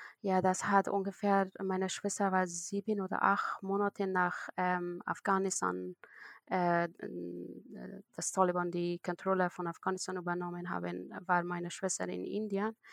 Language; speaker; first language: German; non-native, learner; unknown